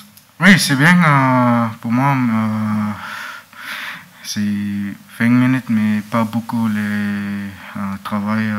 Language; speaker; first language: French; non-native, learner; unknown